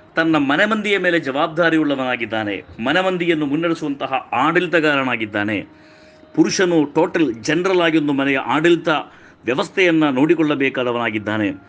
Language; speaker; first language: Kannada; non-native, local second language; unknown